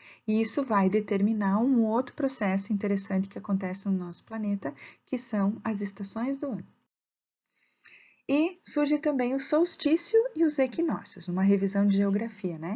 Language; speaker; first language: Portuguese; native; Portuguese